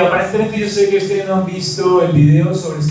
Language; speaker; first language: Spanish; native; Spanish